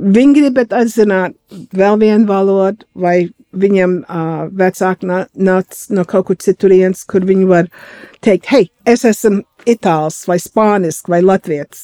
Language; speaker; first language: Latvian; early bilingual, heritage; Latvian